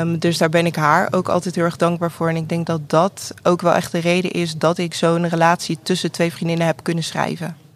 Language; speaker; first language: Dutch; native; Dutch